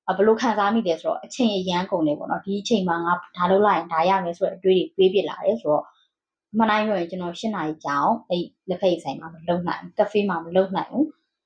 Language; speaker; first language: Burmese; native; Burmese